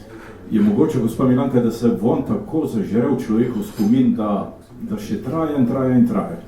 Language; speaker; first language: Slovenian; native; Slovenian